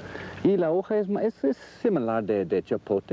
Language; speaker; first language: Spanish; non-native, learner; English